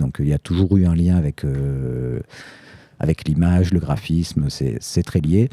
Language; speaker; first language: French; native; French